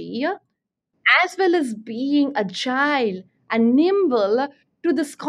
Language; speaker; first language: English; non-native, local second language; Tamil